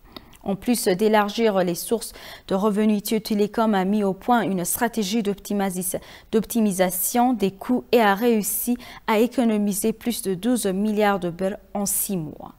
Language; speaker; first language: French; non-native, fluent; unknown